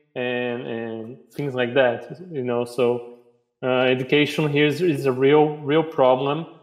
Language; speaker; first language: English; non-native, fluent; Portuguese